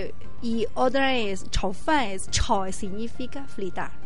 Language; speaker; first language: Spanish; non-native, learner; Chinese